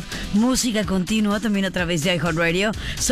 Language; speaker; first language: Spanish; native; Spanish